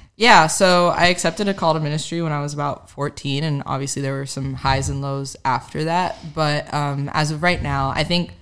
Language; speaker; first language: English; native; English